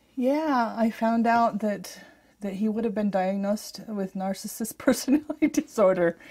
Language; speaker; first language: English; native; English